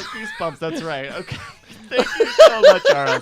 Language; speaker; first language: English; native; English